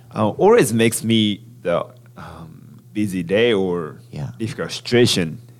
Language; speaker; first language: English; non-native, learner; Japanese